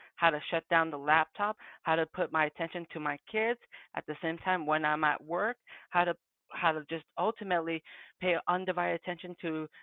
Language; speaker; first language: English; early bilingual, other home language; Spanish